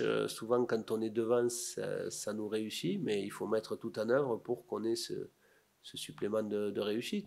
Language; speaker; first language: French; native; French